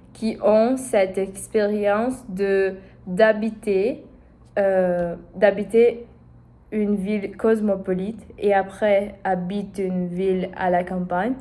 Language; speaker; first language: French; non-native, learner; Portuguese